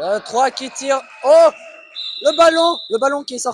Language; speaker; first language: French; native; French